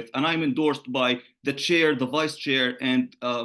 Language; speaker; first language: English; non-native, fluent; Arabic